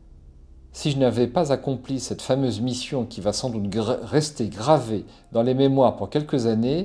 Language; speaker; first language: French; native; French